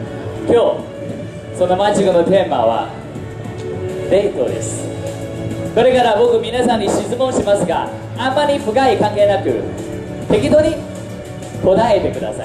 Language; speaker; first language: Japanese; non-native, fluent; Chinese